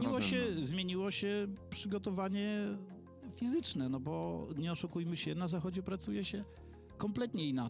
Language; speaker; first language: Polish; native; Polish